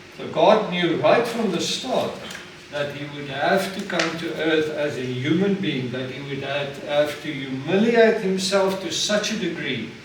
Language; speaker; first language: English; non-native, local second language; Afrikaans